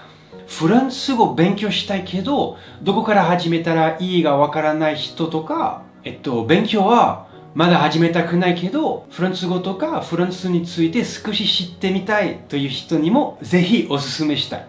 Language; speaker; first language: Japanese; non-native, fluent; French